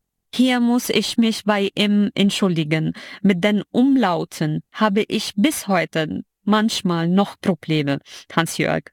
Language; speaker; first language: German; non-native, fluent; Arabic